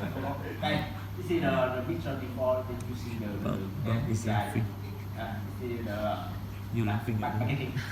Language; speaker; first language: English; non-native, learner; Vietnamese